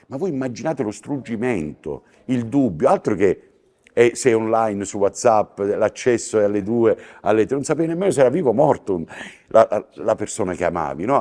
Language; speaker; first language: Italian; native; Italian